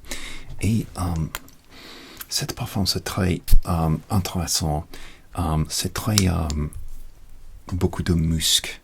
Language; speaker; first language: French; non-native, learner; English